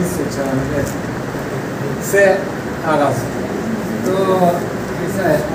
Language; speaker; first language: Hindi; non-native, learner; Japanese